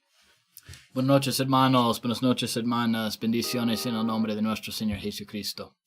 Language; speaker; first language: Spanish; non-native, fluent; English